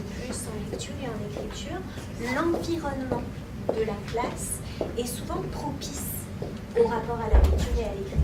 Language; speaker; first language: French; native; French